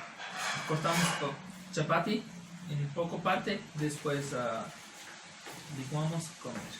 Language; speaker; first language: Spanish; non-native, learner; Urdu